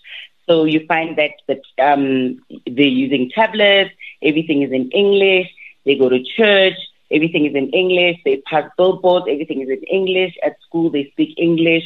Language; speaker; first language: English; non-native, local second language; Tswana